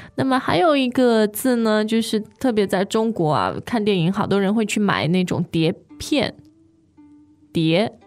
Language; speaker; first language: Chinese; native; Chinese